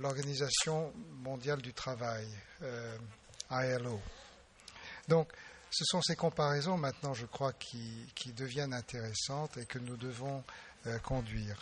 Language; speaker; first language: French; native; French